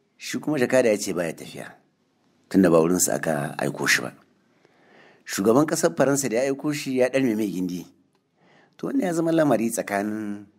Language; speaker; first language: Hausa; native; Hausa